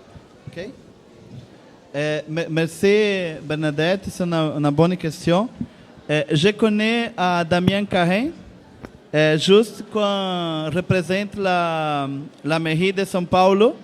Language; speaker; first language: French; non-native, learner; Portuguese